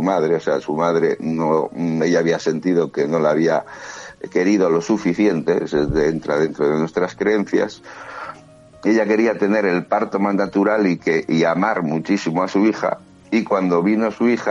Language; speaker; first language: Spanish; native; Spanish